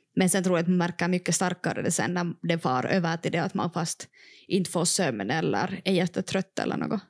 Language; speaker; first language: Swedish; non-native, local second language; Finnish